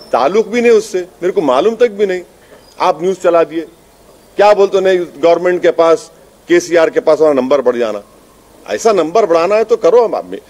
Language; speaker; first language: Hindi; non-native, local second language; Urdu